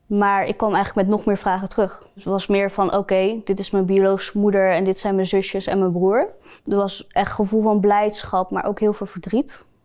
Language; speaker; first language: Dutch; early bilingual, other home language; Spanish